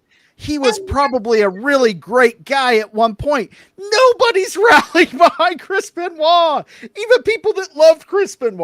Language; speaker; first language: English; native; English